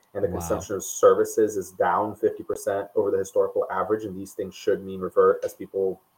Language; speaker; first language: English; non-native, fluent; Portuguese